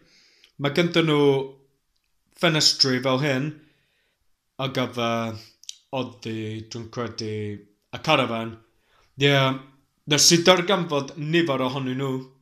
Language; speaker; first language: Welsh; non-native, learner; English